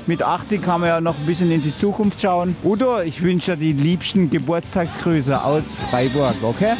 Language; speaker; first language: German; native; German